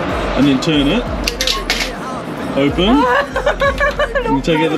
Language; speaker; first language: English; native; English